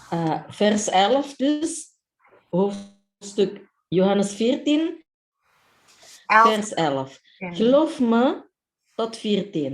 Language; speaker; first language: Dutch; non-native, fluent; Indonesian